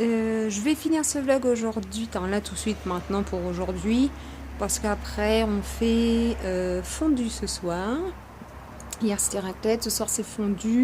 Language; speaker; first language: French; native; French